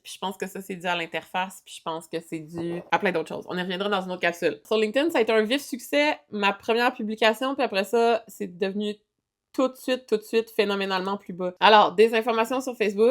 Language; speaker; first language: French; native; French